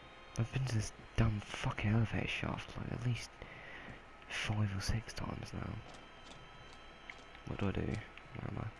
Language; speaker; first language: English; native; English